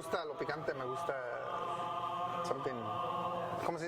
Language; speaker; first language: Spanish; native; Spanish